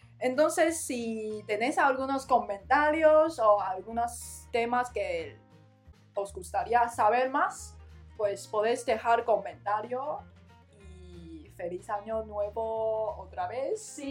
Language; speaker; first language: Spanish; non-native, learner; Chinese